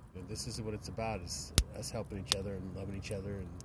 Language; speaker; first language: English; native; English